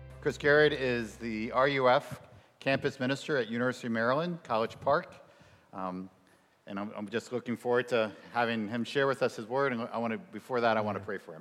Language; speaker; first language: English; native; English